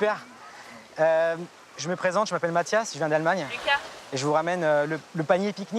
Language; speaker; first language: French; native; French